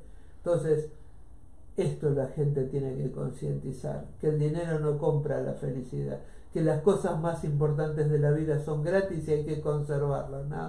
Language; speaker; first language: Spanish; native; Spanish